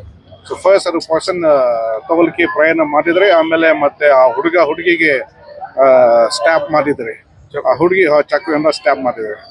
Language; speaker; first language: Kannada; non-native, fluent; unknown